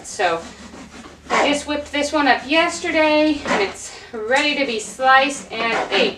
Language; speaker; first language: English; native; English